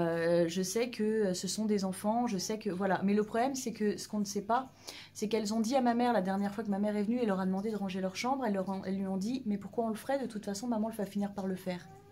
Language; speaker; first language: French; native; French